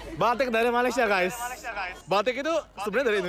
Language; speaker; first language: Indonesian; native; Indonesian